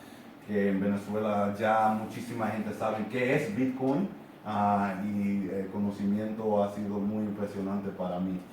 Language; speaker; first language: Spanish; non-native, fluent; English